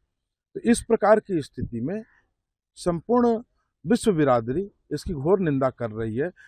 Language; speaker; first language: Hindi; native; Hindi